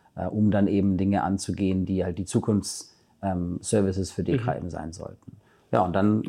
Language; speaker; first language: German; native; German